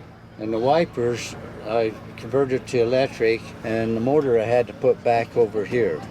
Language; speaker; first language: English; native; English